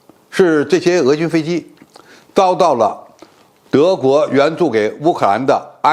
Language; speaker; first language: Chinese; native; Chinese